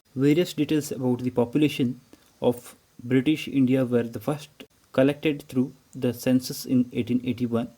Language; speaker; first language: English; non-native, local second language; Kannada